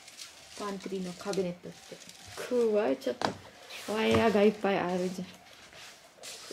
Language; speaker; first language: Japanese; non-native, learner; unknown